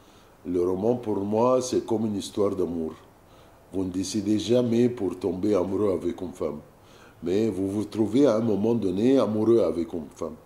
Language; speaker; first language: French; non-native, fluent; Arabic